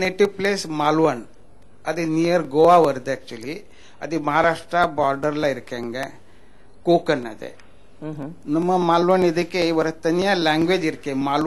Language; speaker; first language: Tamil; non-native, local second language; Marathi